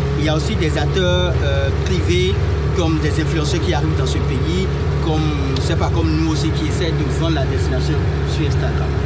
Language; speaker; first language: French; non-native, local second language; Fon